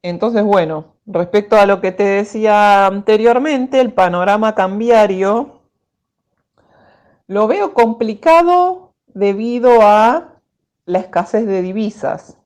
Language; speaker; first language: Spanish; native; Spanish